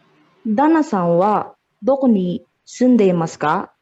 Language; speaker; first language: Japanese; non-native, learner; Filipino